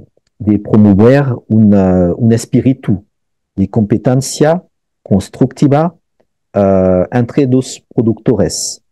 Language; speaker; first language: Spanish; non-native, fluent; French